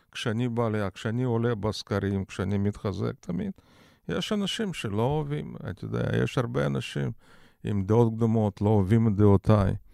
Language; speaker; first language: Hebrew; non-native, fluent; Russian